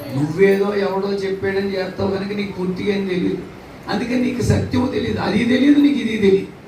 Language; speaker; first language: Telugu; non-native, local second language; Tamil